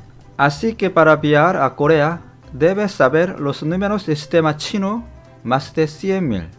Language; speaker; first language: Spanish; non-native, fluent; Korean